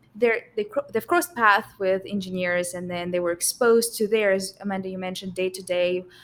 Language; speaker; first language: English; non-native, fluent; Russian